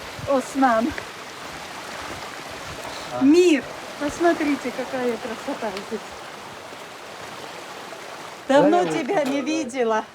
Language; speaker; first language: Russian; non-native, local second language; Chechen